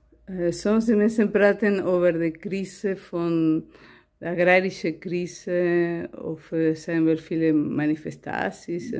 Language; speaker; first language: Dutch; non-native, learner; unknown